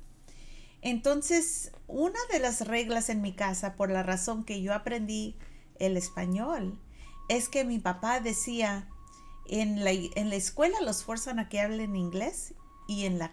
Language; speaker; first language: Spanish; native; Spanish